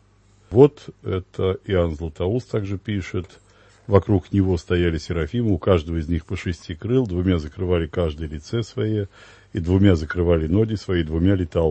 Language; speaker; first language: Russian; native; Russian